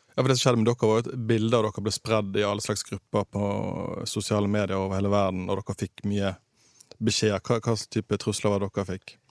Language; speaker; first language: Norwegian; native; Norwegian